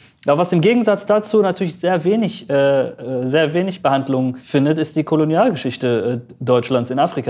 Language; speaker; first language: German; early bilingual, other home language; Persian